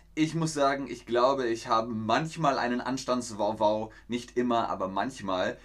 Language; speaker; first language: German; native; German